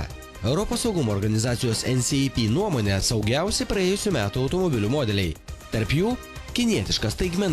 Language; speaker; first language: Lithuanian; native; Lithuanian